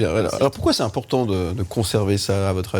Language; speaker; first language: French; native; French